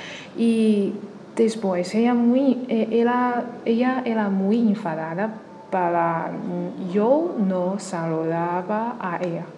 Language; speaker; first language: Spanish; non-native, learner; Chinese